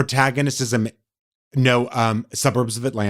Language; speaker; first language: English; native; English